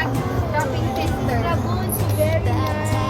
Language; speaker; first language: English; non-native, local second language; Filipino